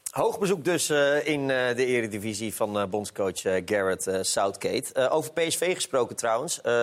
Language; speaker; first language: Dutch; native; Dutch